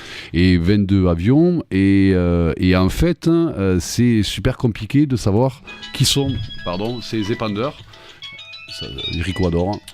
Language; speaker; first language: French; native; French